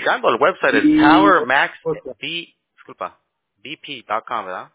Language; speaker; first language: Spanish; early bilingual, heritage; Spanish